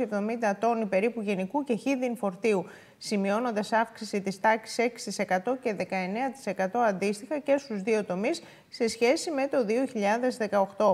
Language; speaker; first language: Greek; native; Greek